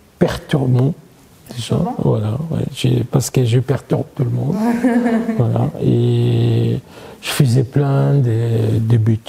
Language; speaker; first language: French; non-native, fluent; Arabic